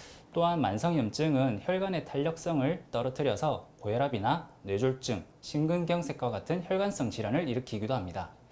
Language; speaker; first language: Korean; native; Korean